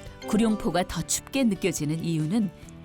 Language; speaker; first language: Korean; native; Korean